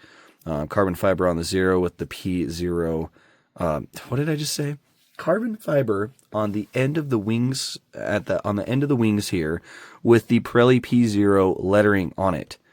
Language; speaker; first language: English; native; English